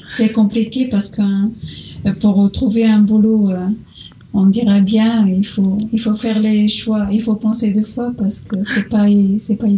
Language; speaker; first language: French; non-native, learner; Portuguese